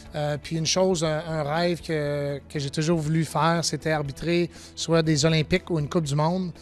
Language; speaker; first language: French; native; French